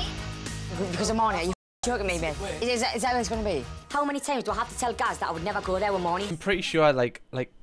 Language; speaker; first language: English; native; English